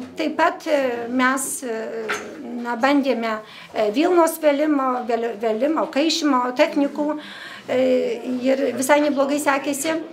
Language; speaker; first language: Lithuanian; native; Lithuanian